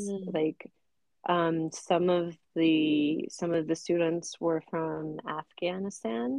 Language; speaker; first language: English; native; English